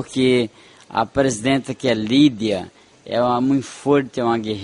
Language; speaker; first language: Spanish; non-native, fluent; Portuguese